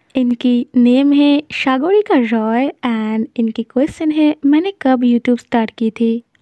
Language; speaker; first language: Hindi; non-native, local second language; Bangla